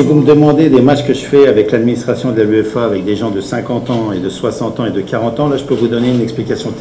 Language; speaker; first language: French; native; French